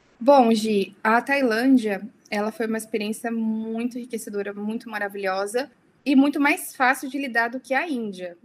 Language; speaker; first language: Portuguese; early bilingual, heritage; Portuguese